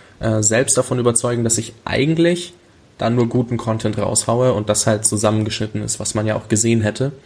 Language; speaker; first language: German; native; German